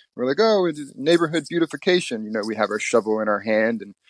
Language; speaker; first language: English; native; English